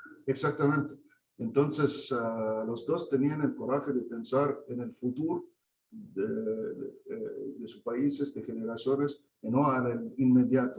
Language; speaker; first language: Spanish; non-native, fluent; Arabic